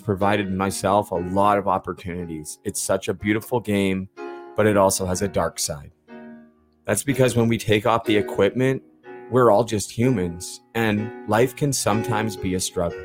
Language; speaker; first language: English; native; English